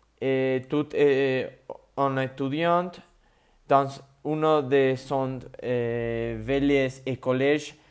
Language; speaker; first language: French; non-native, learner; Spanish